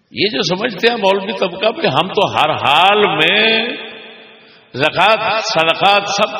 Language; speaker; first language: Urdu; non-native, local second language; Punjabi